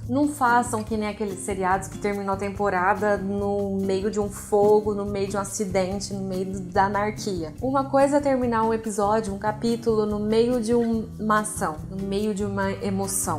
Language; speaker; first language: Portuguese; native; Portuguese